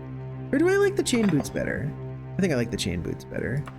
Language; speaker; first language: English; native; English